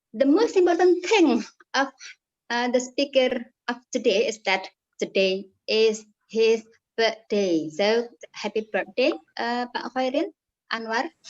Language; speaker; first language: English; non-native, fluent; Indonesian